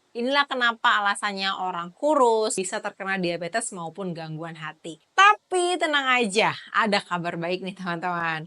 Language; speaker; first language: Indonesian; native; Indonesian